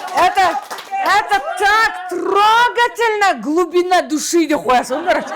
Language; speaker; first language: Russian; non-native, local second language; Kazakh